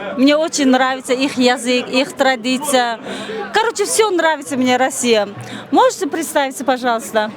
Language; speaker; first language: Russian; non-native, learner; Turkmen